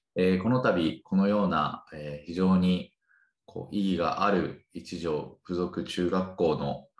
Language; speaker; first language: Japanese; native; Japanese